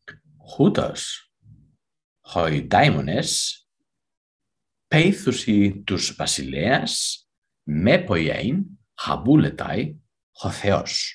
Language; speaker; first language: Greek; non-native, fluent; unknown